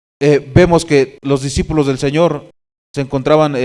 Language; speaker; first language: Spanish; native; Spanish